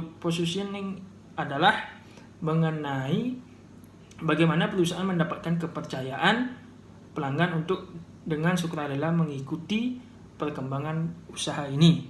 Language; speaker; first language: Indonesian; native; Indonesian